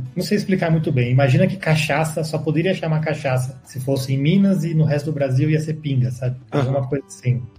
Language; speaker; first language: Portuguese; native; Portuguese